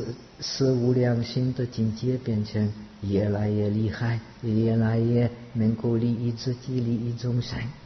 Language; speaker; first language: Chinese; non-native, fluent; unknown